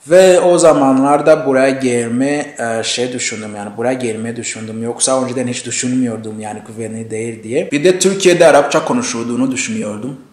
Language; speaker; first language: Turkish; non-native, fluent; Arabic